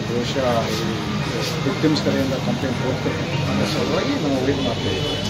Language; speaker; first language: Kannada; non-native, local second language; Hindi